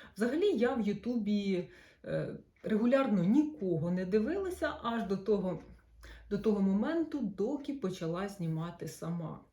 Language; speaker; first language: Ukrainian; non-native, local second language; Russian